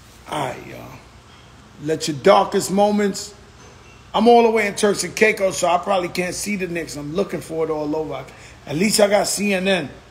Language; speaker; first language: English; native; English